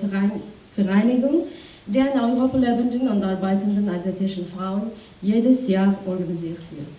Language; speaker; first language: German; non-native, fluent; Mongolian